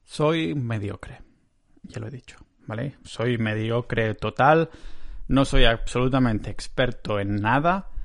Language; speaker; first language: Spanish; non-native, local second language; Catalan